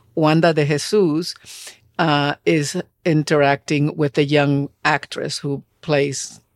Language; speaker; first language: English; non-native, fluent; Spanish